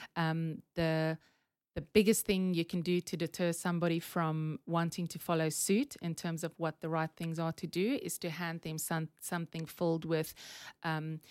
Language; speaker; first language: English; non-native, local second language; Afrikaans